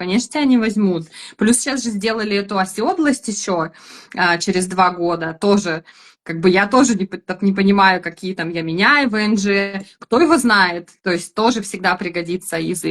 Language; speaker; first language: Russian; native; Russian